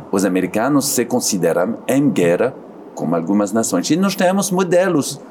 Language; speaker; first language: Portuguese; non-native, fluent; French